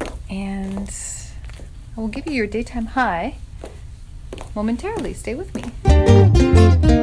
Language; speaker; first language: English; native; English